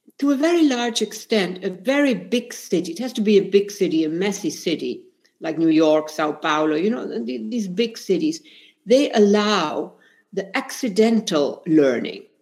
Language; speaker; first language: English; non-native, fluent; Spanish